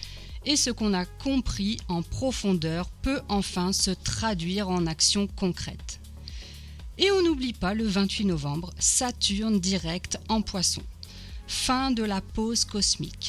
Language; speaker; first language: French; native; French